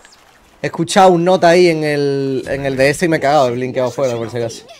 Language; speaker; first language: Spanish; native; Spanish